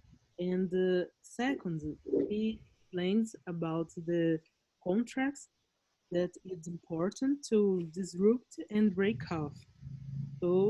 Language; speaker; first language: English; non-native, learner; Portuguese